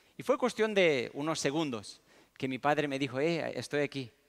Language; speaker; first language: Spanish; early bilingual, other home language; Romanian